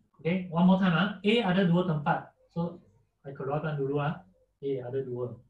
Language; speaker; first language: Malay; non-native, local second language; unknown